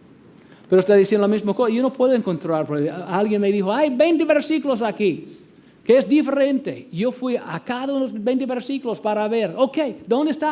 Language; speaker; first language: Spanish; non-native, fluent; English